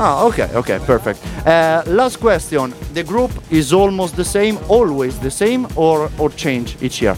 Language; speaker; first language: English; non-native, fluent; Italian